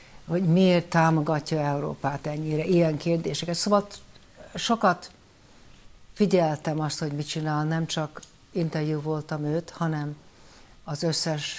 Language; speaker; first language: Hungarian; early bilingual, heritage; Hungarian